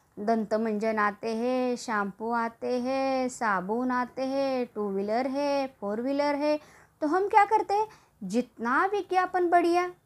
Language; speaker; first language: Hindi; non-native, local second language; Marathi